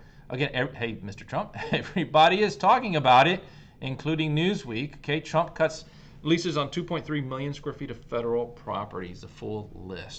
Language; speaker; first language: English; native; English